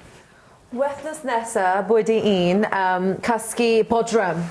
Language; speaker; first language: Welsh; non-native, learner; English